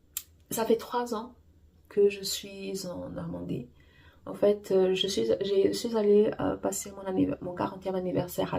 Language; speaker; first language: French; non-native, fluent; Portuguese